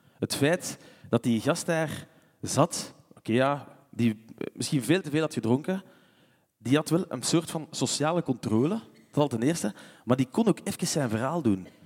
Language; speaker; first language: Dutch; native; Dutch